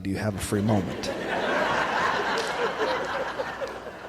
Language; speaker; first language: English; native; English